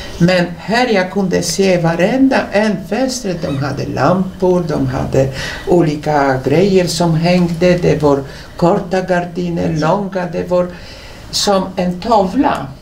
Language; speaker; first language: Swedish; non-native, fluent; Polish